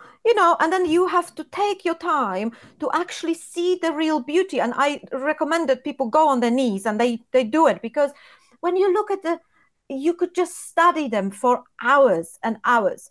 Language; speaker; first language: English; non-native, fluent; Polish